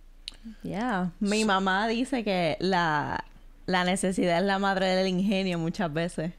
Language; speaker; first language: Spanish; early bilingual, heritage; English